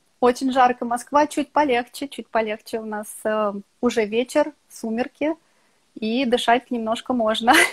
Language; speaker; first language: Russian; native; Russian